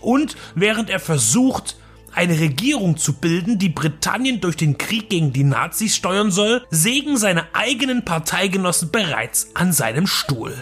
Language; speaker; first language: German; native; German